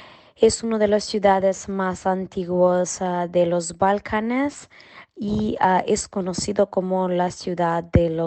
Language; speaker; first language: Spanish; non-native, fluent; Macedonian